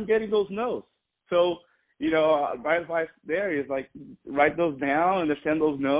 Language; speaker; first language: English; non-native, fluent; Portuguese